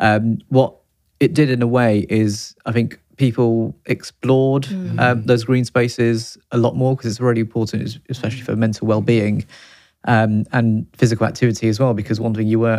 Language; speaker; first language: English; native; English